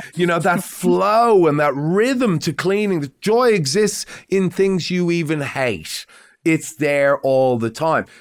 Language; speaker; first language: English; native; English